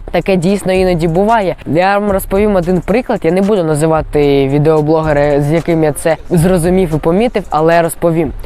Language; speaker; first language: Ukrainian; non-native, local second language; Russian